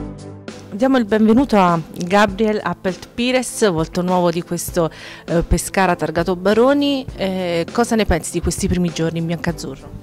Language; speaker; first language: Italian; native; Italian